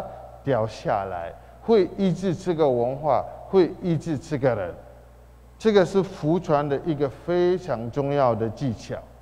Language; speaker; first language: Chinese; non-native, fluent; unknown